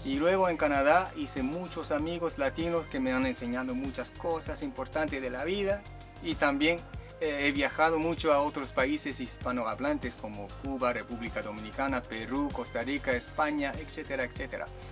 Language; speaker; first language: Spanish; non-native, fluent; Chinese